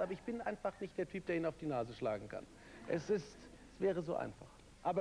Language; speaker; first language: German; native; German